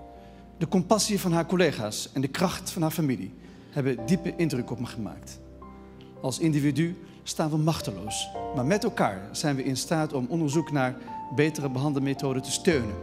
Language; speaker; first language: Dutch; native; Dutch